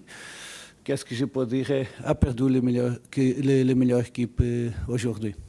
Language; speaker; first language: French; non-native, learner; Portuguese